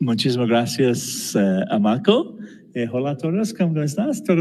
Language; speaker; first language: Spanish; non-native, learner; English